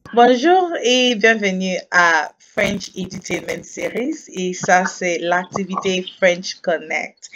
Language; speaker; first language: French; non-native, fluent; English